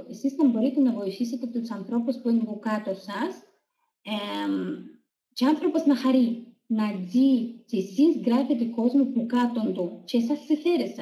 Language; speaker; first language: Greek; non-native, fluent; Russian